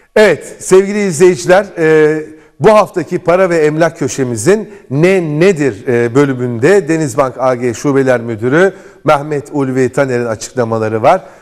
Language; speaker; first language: Turkish; native; Turkish